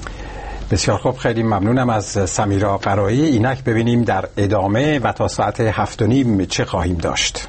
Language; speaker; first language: Persian; native; Persian